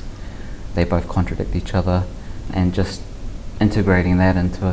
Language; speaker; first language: English; native; English